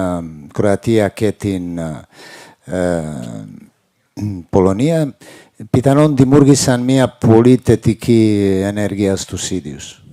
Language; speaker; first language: Greek; non-native, fluent; Serbian